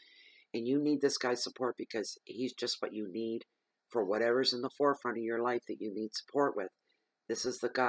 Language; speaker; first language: English; native; English